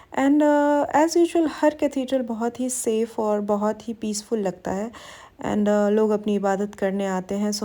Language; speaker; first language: Hindi; native; Hindi